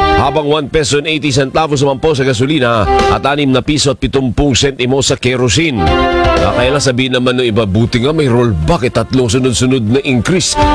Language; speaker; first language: Filipino; non-native, local second language; Hiligaynon